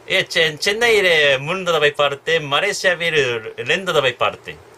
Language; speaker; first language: Tamil; non-native, learner; Japanese